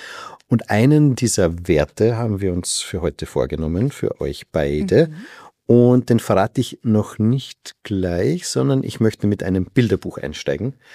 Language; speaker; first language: German; native; German